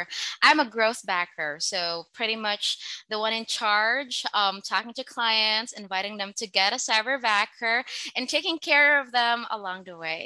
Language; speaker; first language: English; non-native, local second language; Filipino